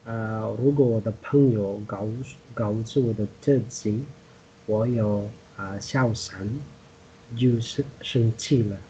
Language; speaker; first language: Chinese; non-native, learner; Indonesian